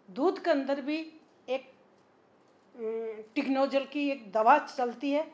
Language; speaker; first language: Hindi; native; Hindi